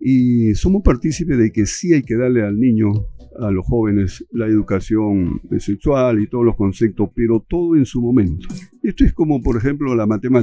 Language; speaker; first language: Spanish; native; Spanish